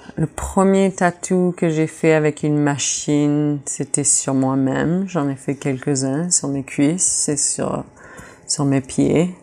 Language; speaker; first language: French; native; French